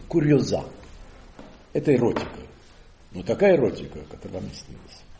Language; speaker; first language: Russian; non-native, fluent; Occitan